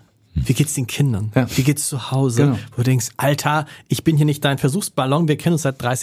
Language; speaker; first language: German; native; German